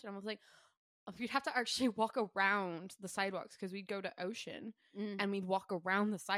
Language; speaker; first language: English; native; English